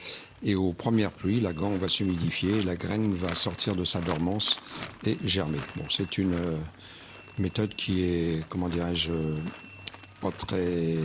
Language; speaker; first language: French; native; French